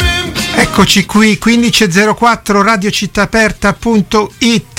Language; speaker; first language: Italian; native; Italian